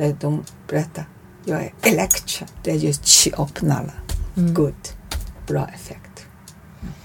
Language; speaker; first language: Swedish; non-native, learner; Chinese